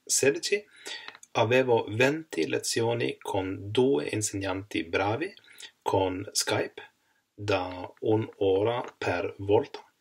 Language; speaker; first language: Italian; non-native, learner; Swedish